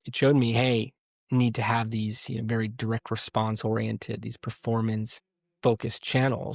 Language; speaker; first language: English; native; English